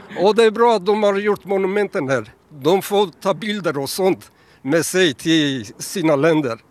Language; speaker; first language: Swedish; non-native, fluent; Armenian